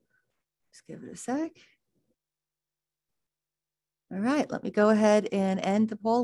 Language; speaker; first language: English; native; English